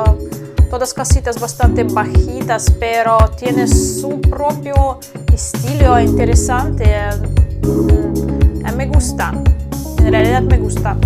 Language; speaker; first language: Spanish; non-native, fluent; Russian